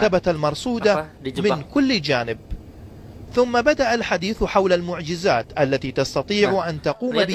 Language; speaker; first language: Arabic; native; Arabic